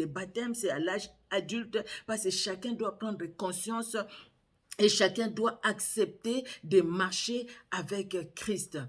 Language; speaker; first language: French; non-native, local second language; Lingala